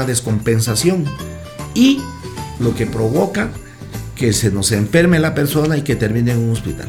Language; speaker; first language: Spanish; native; Spanish